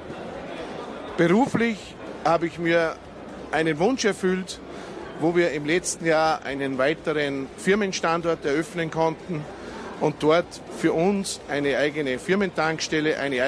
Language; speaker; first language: German; native; German